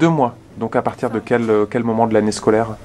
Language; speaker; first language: French; native; French